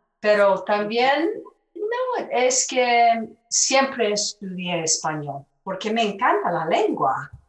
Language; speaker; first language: Spanish; early bilingual, other home language; English